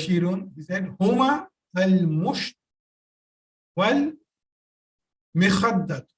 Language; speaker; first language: Arabic; non-native, fluent; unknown